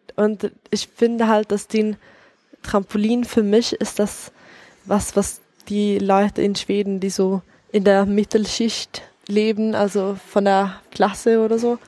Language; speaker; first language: German; non-native, fluent; Swedish